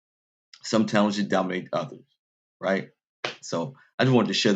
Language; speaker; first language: English; native; English